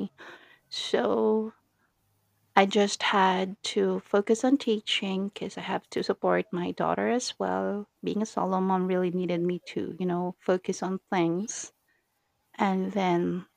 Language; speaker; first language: English; non-native, local second language; Iloko